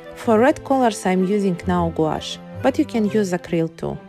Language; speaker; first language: English; non-native, learner; Ukrainian